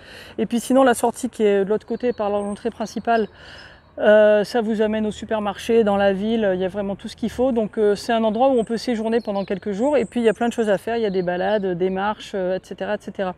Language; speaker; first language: French; native; French